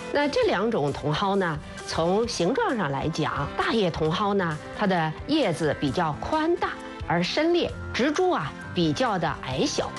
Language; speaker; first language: Chinese; native; Chinese